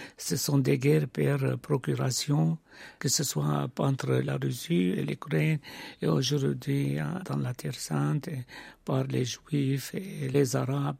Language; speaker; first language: French; non-native, fluent; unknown